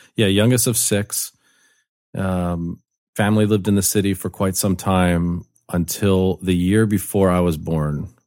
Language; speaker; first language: English; native; English